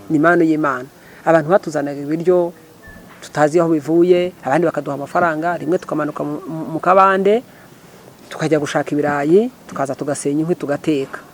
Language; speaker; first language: Kinyarwanda; early bilingual, heritage; Kinyarwanda